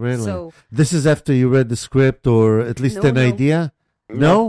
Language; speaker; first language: English; native; English